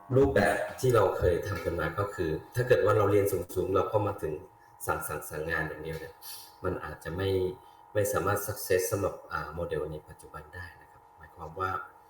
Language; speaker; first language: Thai; native; Thai